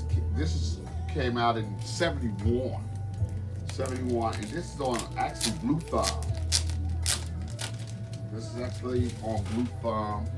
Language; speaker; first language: English; native; English